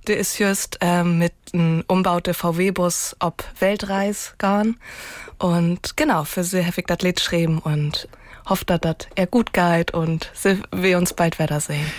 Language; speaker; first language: German; non-native, local second language; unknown